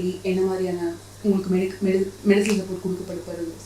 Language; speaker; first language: Tamil; native; Tamil